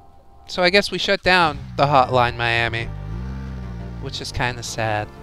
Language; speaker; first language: English; native; English